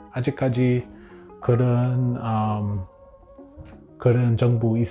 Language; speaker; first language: Korean; non-native, learner; English